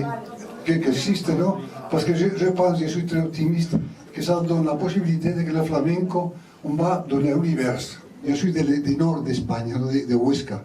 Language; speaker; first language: French; non-native, learner; Spanish